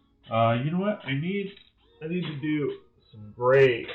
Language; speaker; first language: English; native; English